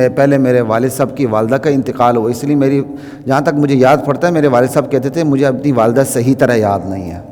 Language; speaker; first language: Urdu; non-native, local second language; Shina